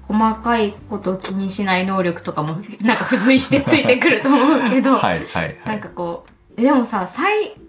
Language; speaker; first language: Japanese; native; Japanese